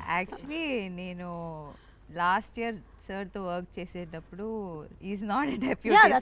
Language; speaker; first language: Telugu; non-native, learner; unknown